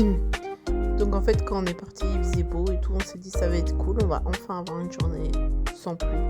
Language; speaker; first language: French; native; French